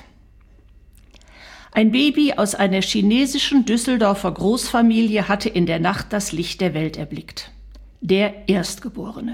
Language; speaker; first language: German; native; German